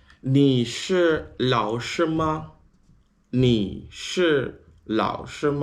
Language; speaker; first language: Chinese; non-native, learner; English